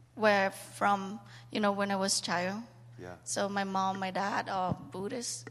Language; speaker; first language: English; non-native, learner; Khmer